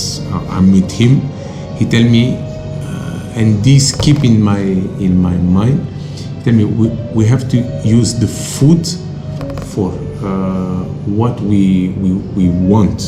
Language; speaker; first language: English; non-native, local second language; Kabuverdianu